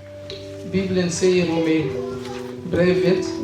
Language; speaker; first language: Swedish; non-native, learner; Swahili